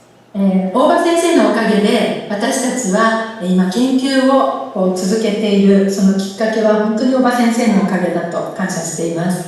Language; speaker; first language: Japanese; native; Japanese